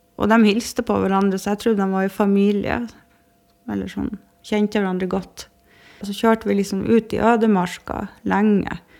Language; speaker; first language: Norwegian; native; Norwegian